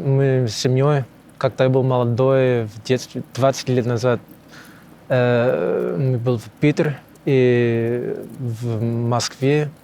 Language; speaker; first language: Russian; non-native, learner; English